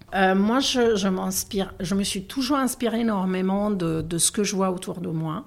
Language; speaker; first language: French; non-native, fluent; Italian